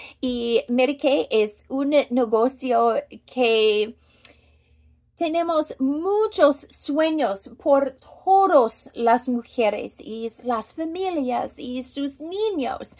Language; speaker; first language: Spanish; non-native, learner; English